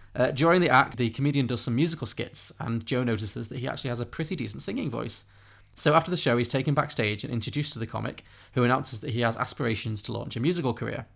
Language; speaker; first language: English; native; English